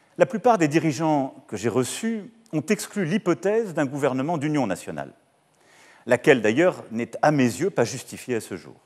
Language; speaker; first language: French; native; French